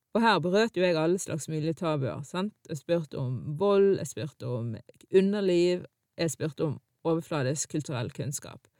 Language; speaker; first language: Norwegian; early bilingual, other home language; Arabic